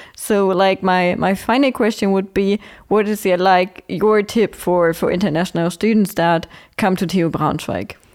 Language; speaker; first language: English; non-native, fluent; German